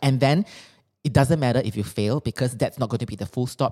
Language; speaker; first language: English; non-native, local second language; Chinese